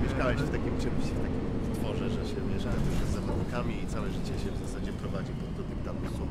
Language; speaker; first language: Polish; native; Polish